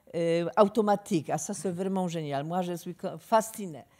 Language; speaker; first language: French; non-native, learner; Polish